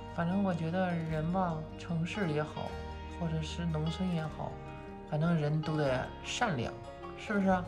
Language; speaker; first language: Chinese; native; Chinese